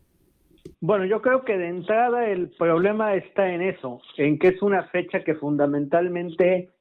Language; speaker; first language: Spanish; native; Spanish